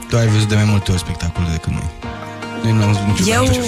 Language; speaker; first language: Romanian; native; Romanian